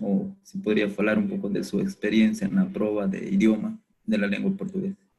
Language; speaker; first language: Portuguese; non-native, learner; Spanish